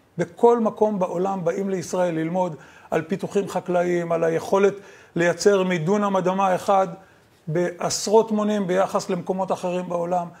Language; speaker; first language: Hebrew; native; Hebrew